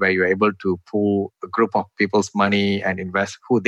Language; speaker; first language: English; non-native, local second language; Tamil